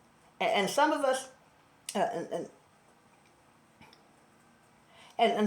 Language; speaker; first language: English; native; English